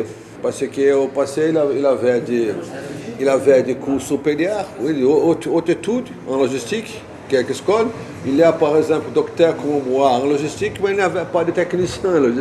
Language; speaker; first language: French; non-native, fluent; Portuguese